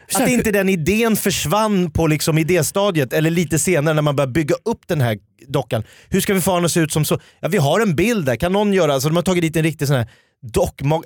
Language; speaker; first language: Swedish; native; Swedish